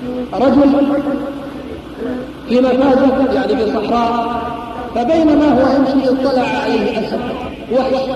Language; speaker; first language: Arabic; native; Arabic